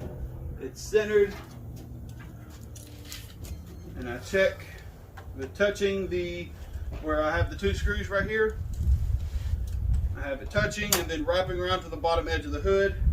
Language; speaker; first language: English; native; English